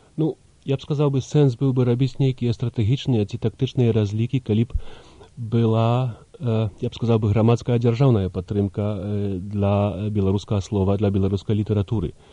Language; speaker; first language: Belarusian; early bilingual, heritage; Belarusian